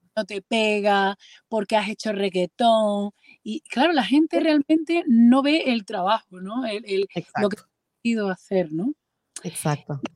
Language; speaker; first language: Spanish; native; Spanish